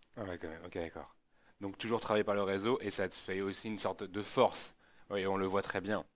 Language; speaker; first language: French; native; French